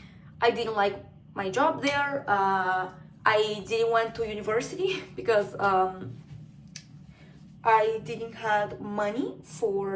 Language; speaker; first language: English; non-native, fluent; Spanish